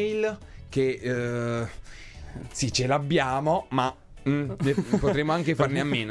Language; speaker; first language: Italian; native; Italian